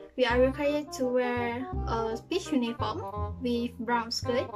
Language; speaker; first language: English; non-native, local second language; Malay